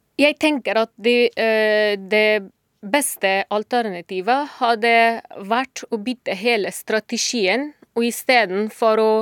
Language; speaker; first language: Norwegian; non-native, fluent; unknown